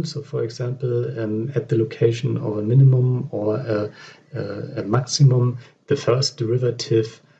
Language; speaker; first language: English; non-native, fluent; German